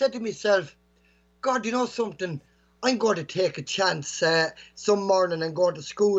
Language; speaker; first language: English; native; English